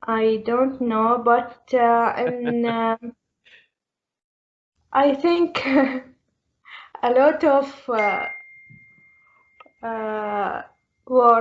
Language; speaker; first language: English; non-native, learner; Arabic